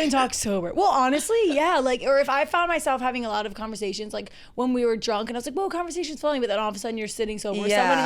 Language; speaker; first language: English; native; English